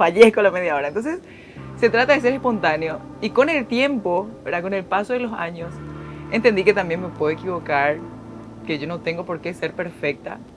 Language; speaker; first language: Spanish; early bilingual, other home language; Korean